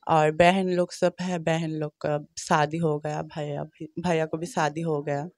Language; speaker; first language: Hindi; non-native, local second language; Bangla